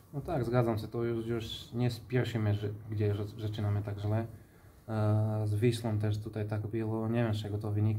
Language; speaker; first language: Polish; non-native, fluent; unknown